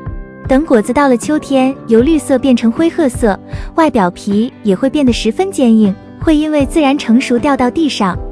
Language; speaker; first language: Chinese; native; Chinese